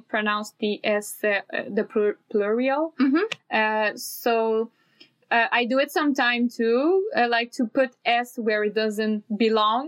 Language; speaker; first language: English; non-native, fluent; French